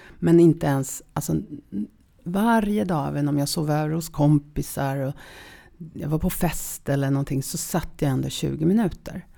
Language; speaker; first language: Swedish; early bilingual, other home language; Polish